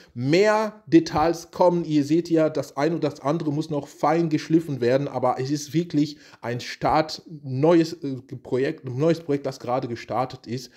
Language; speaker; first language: German; non-native, fluent; French